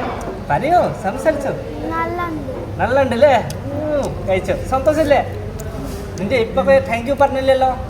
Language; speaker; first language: Malayalam; non-native, learner; Bangla